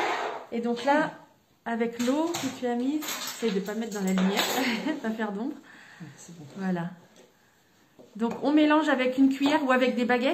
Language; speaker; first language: French; native; French